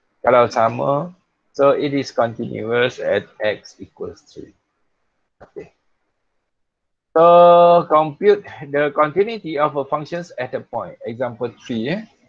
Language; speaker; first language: English; non-native, local second language; Malay